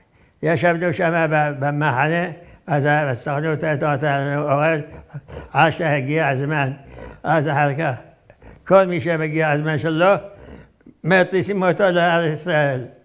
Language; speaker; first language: Hebrew; non-native, fluent; Arabic